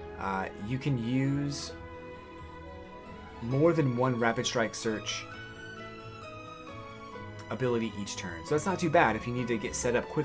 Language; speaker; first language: English; native; English